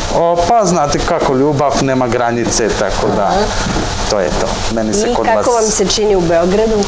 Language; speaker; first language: Bosnian; non-native, fluent; Slovak